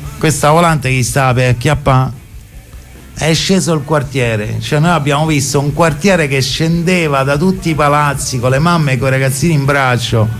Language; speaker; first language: Italian; native; Italian